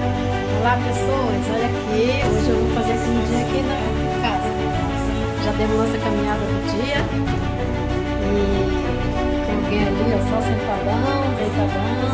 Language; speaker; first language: Portuguese; native; Portuguese